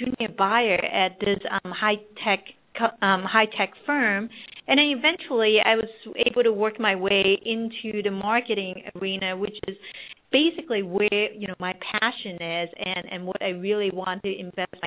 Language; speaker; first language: English; non-native, local second language; Cantonese